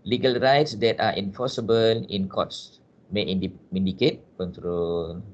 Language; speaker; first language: English; non-native, local second language; Malay